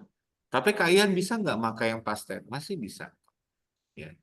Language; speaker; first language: Indonesian; native; Indonesian